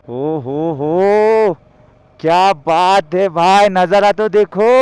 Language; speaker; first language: Hindi; non-native, local second language; Marathi